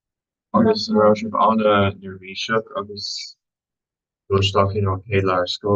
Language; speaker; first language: Irish; non-native, local second language; English